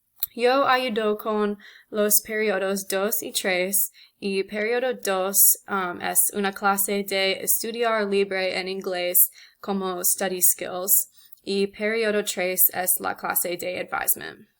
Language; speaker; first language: Spanish; non-native, learner; English